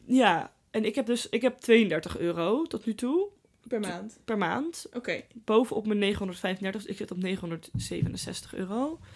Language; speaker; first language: Dutch; native; Dutch